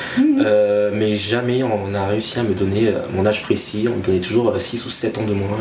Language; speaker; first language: French; non-native, local second language; Malagasy